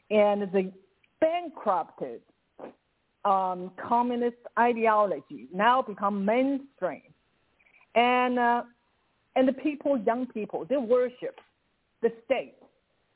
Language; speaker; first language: English; non-native, fluent; Chinese